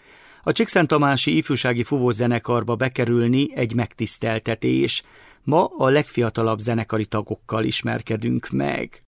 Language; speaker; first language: Hungarian; native; Hungarian